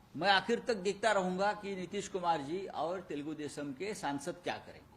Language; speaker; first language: Hindi; non-native, local second language; Marathi